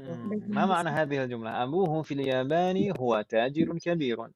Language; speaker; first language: Arabic; non-native, fluent; Indonesian